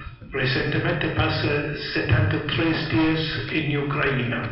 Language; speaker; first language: Spanish; non-native, learner; Italian